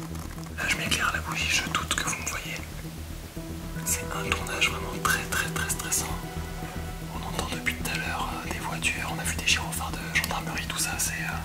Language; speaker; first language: French; native; French